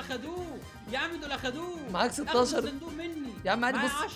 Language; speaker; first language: Arabic; native; Arabic